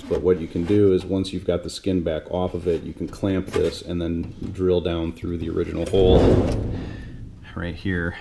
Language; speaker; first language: English; native; English